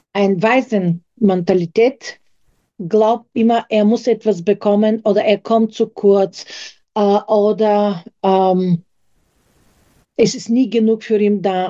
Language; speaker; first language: German; non-native, fluent; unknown